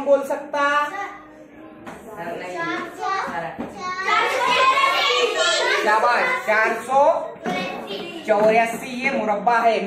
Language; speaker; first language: Hindi; native; Hindi